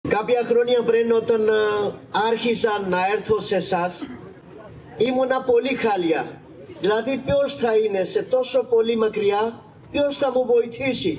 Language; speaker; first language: Greek; non-native, learner; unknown